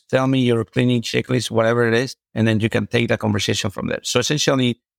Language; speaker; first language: English; non-native, fluent; Spanish